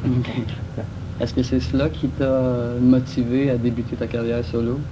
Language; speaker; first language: French; native; French